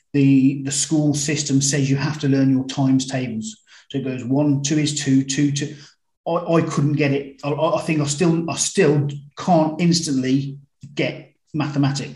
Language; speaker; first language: English; native; English